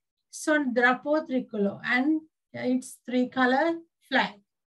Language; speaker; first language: English; non-native, local second language; Sinhala